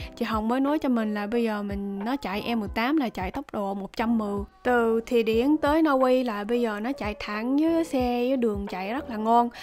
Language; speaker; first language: Vietnamese; early bilingual, heritage; Vietnamese